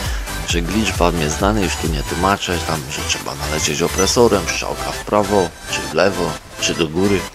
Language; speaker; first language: Polish; native; Polish